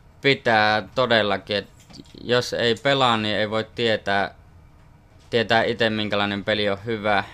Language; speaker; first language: Finnish; native; Finnish